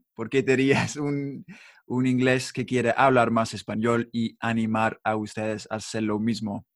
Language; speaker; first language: Spanish; non-native, learner; English